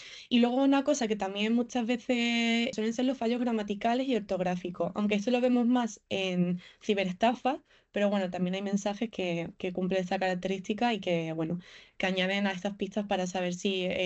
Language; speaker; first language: Spanish; native; Spanish